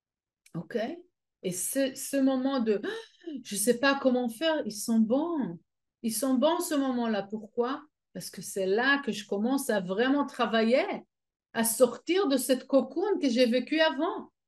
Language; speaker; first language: French; non-native, fluent; Hebrew